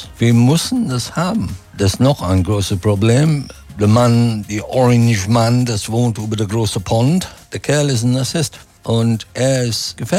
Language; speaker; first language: German; non-native, fluent; English